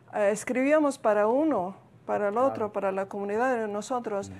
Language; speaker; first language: Spanish; early bilingual, heritage; Spanish